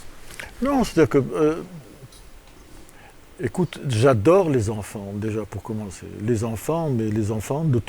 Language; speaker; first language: French; non-native, local second language; Arabic